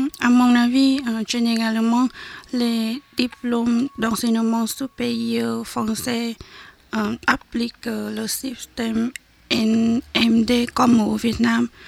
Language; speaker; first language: French; non-native, learner; Vietnamese